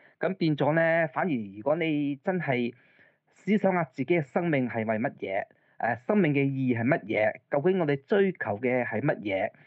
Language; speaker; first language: Cantonese; early bilingual, other home language; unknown